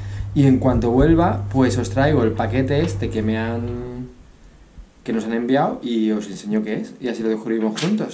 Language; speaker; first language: Spanish; native; Spanish